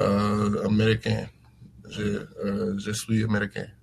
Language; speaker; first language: French; non-native, learner; English